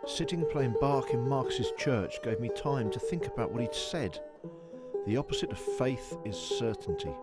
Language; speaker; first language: English; native; English